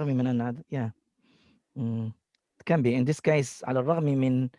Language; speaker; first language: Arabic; non-native, fluent; English